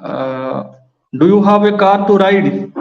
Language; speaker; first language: English; non-native, local second language; Odia